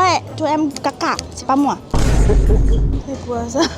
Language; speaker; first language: French; non-native, learner; Thai